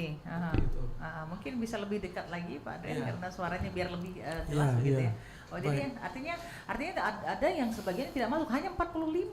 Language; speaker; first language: Indonesian; native; Indonesian